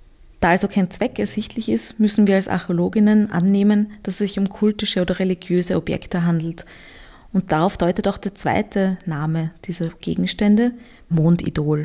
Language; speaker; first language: German; native; German